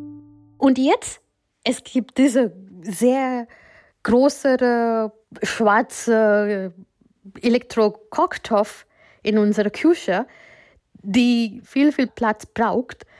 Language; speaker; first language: German; non-native, learner; Gujarati